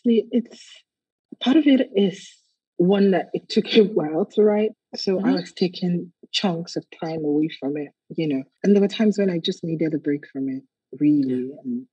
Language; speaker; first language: English; non-native, local second language; Yoruba